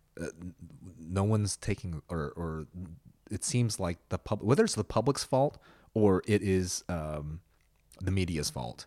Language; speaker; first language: English; early bilingual, other home language; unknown